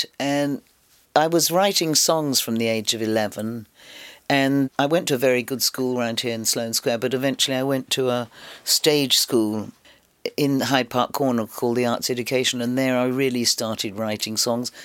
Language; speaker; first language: English; native; English